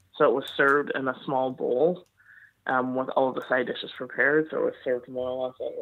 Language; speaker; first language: English; native; English